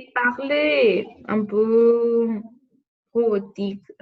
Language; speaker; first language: French; non-native, learner; Spanish